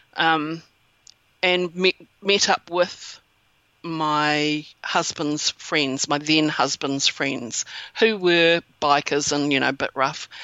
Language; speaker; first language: English; native; English